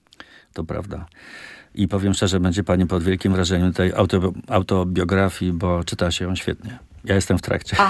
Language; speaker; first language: Polish; native; Polish